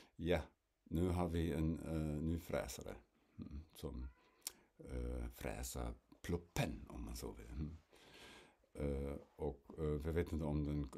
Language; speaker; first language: Swedish; non-native, fluent; German